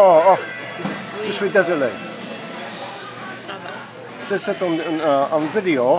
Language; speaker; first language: French; non-native, learner; English